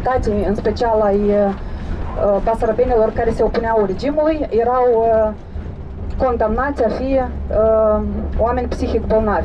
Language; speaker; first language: Romanian; native; Romanian